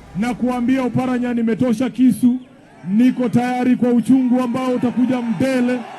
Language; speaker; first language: Swahili; non-native, local second language; Luyia